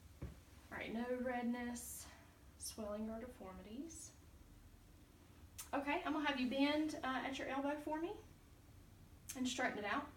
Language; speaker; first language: English; native; English